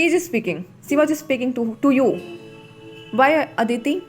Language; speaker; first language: English; non-native, local second language; Hindi